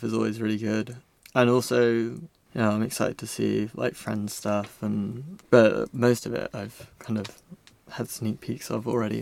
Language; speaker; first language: English; native; English